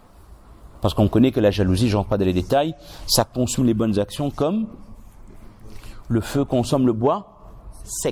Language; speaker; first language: French; native; French